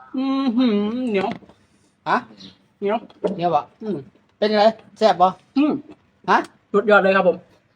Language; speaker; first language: Thai; native; Thai